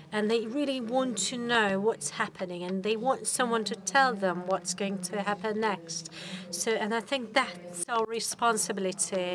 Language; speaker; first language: English; non-native, fluent; Hungarian